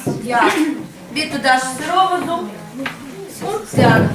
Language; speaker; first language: German; non-native, fluent; Russian